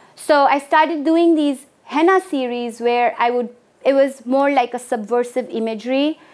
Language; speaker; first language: English; non-native, local second language; Hindi